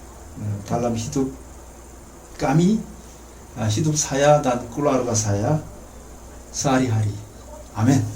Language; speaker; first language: Indonesian; non-native, fluent; Korean